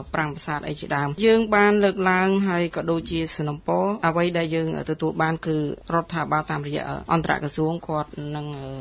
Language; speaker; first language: Khmer; non-native, local second language; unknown